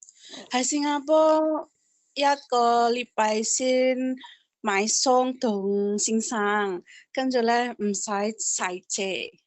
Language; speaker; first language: Cantonese; non-native, learner; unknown